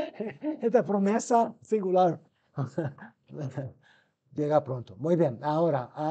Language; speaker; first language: Spanish; non-native, fluent; English